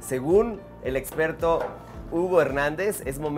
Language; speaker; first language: Spanish; native; Spanish